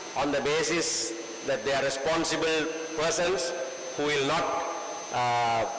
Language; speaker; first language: English; non-native, local second language; Tamil